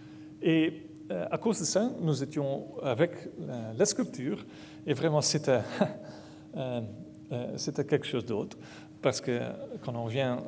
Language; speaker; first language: French; non-native, learner; Dutch